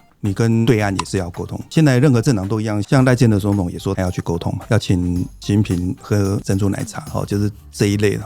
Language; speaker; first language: Chinese; native; Chinese